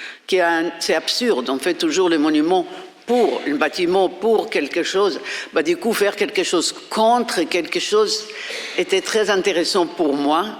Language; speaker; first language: French; non-native, fluent; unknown